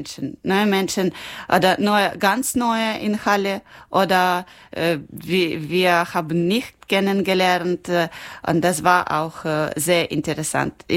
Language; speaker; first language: German; non-native, learner; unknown